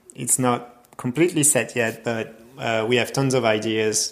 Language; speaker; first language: English; non-native, fluent; French